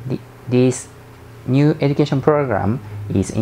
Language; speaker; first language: English; non-native, learner; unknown